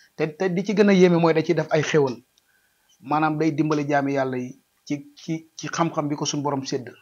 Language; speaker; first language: Wolof; native; Wolof